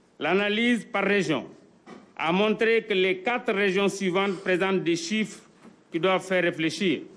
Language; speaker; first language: French; non-native, local second language; Wolof